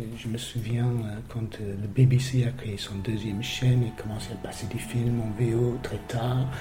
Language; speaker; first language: French; non-native, fluent; English